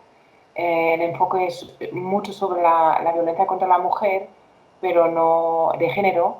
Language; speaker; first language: Spanish; non-native, fluent; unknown